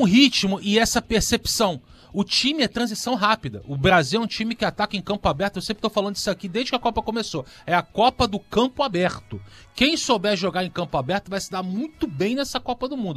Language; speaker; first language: Portuguese; native; Portuguese